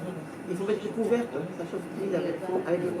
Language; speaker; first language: French; native; French